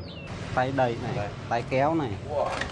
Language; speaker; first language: Vietnamese; native; Vietnamese